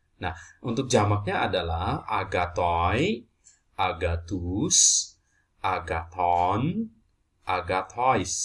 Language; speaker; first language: Indonesian; native; Indonesian